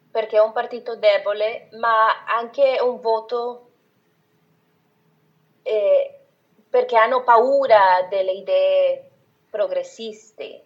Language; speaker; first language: Italian; non-native, fluent; Spanish